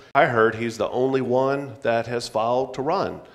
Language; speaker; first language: English; native; English